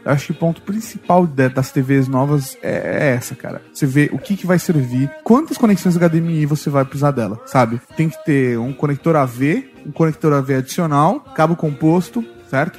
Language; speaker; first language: Portuguese; native; Portuguese